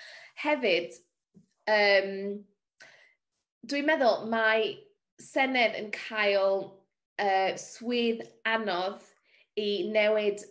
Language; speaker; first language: Welsh; non-native, learner; English